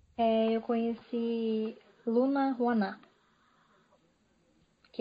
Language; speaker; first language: Spanish; non-native, learner; Portuguese